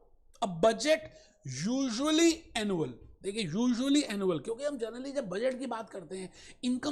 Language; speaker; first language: Hindi; native; Hindi